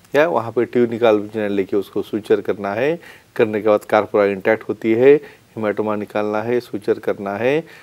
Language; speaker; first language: Hindi; non-native, local second language; Marathi